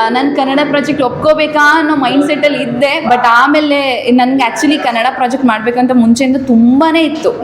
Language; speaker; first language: Kannada; native; Kannada